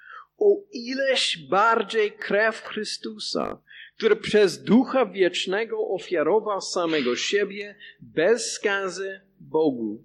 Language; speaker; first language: Polish; non-native, fluent; English